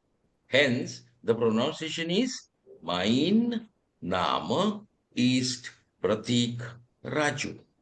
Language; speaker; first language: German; non-native, fluent; Telugu